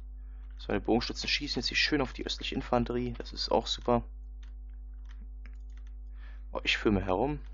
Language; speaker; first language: German; native; German